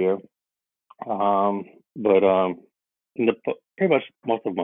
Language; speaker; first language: English; non-native, fluent; Russian